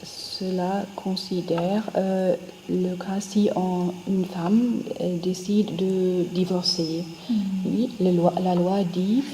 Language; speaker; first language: French; non-native, fluent; German